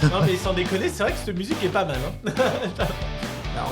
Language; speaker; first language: French; native; French